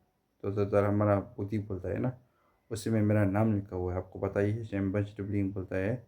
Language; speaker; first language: Hindi; non-native, fluent; Tibetan